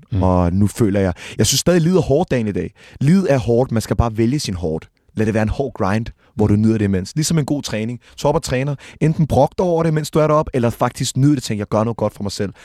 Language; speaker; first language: Danish; native; Danish